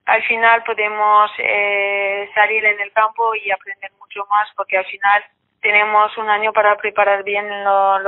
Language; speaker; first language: Spanish; non-native, fluent; French